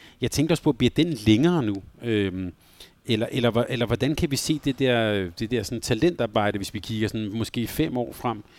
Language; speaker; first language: Danish; native; Danish